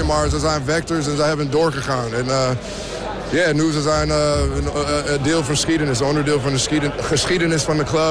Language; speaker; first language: Dutch; non-native, learner; English